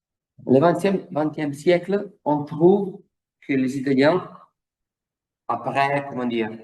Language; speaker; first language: French; non-native, fluent; Italian